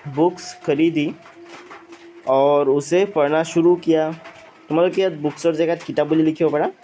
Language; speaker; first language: Hindi; non-native, local second language; Assamese